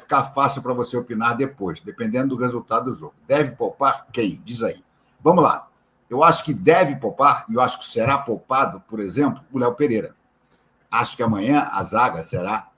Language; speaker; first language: Portuguese; native; Portuguese